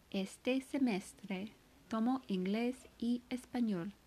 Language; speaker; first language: Spanish; non-native, learner; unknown